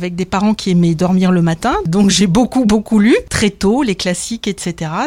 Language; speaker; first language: French; native; French